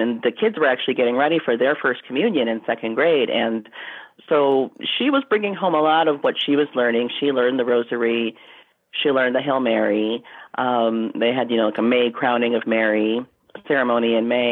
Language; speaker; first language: English; native; English